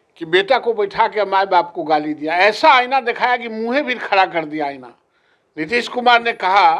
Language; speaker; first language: Hindi; native; Hindi